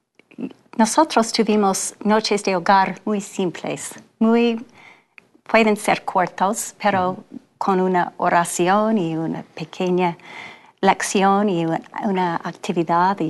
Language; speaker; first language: Spanish; non-native, learner; English